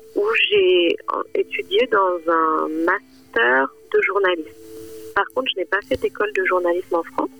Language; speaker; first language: French; native; French